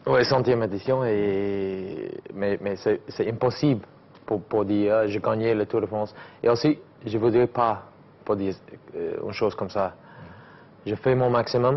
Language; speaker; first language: French; non-native, learner; English